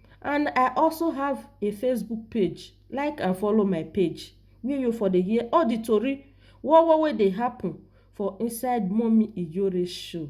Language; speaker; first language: Nigerian Pidgin; non-native, local second language; Yoruba